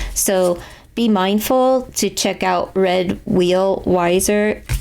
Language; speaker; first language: English; native; English